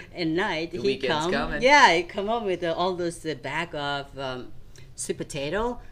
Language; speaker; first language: English; non-native, fluent; Korean